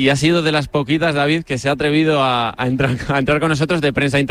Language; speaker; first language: Spanish; native; Spanish